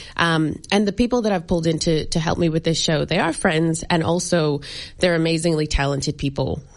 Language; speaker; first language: English; native; English